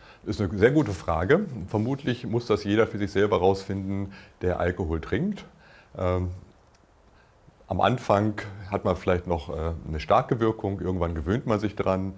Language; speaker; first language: German; native; German